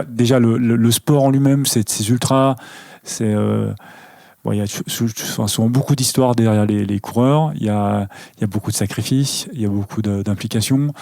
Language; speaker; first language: French; native; French